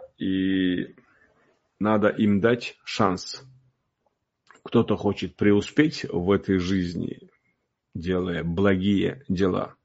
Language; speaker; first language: Russian; non-native, local second language; Uzbek